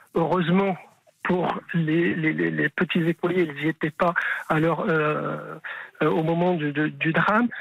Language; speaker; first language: French; non-native, local second language; Arabic